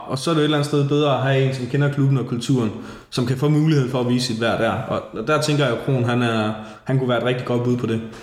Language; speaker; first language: Danish; native; Danish